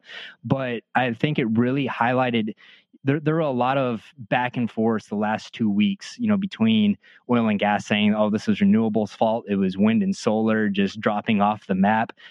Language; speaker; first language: English; native; English